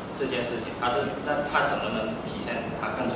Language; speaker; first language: Chinese; native; Chinese